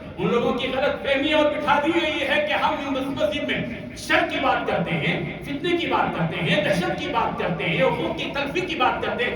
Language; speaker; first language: Urdu; native; Urdu